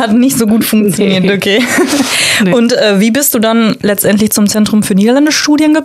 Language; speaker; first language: German; native; German